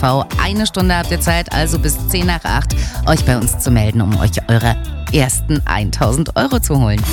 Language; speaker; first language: German; native; German